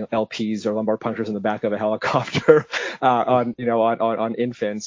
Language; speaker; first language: English; native; English